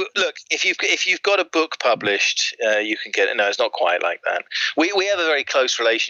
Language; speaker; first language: English; native; English